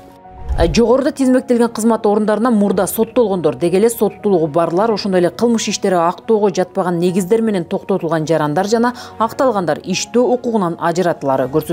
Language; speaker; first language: Kyrgyz; native; Kyrgyz